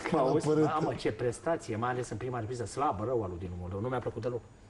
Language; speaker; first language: Romanian; native; Romanian